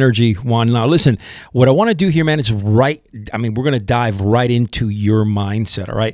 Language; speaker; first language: English; native; English